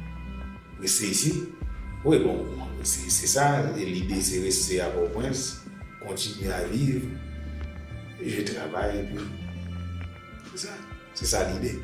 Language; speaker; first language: French; non-native, local second language; Haitian Creole